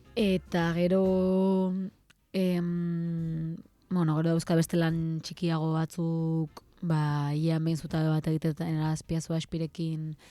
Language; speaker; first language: Basque; native; Basque